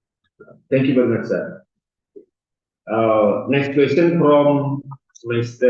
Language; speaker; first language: English; non-native, learner; Indonesian